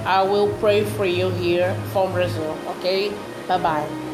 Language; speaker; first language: English; non-native, learner; Portuguese